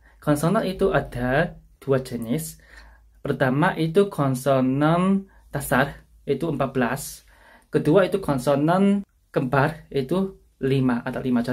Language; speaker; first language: Indonesian; non-native, fluent; Korean